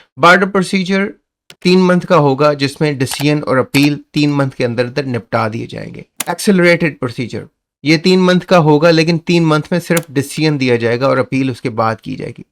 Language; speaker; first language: Urdu; non-native, local second language; Punjabi